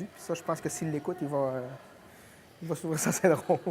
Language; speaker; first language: French; native; French